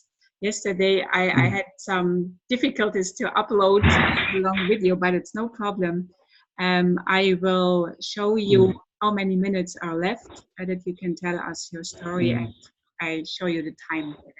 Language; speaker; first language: English; non-native, fluent; German